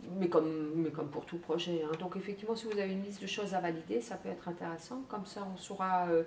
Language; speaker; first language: French; native; French